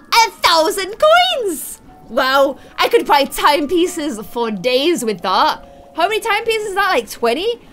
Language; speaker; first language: English; native; English